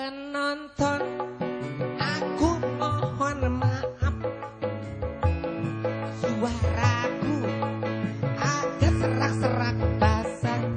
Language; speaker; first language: Indonesian; non-native, local second language; Sundanese